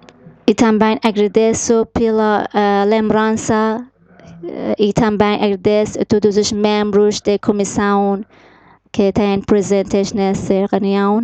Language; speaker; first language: Portuguese; non-native, fluent; Persian